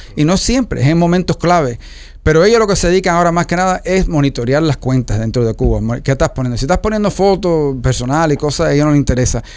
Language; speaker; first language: Spanish; early bilingual, heritage; Spanish